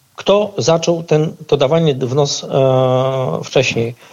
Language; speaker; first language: Polish; native; Polish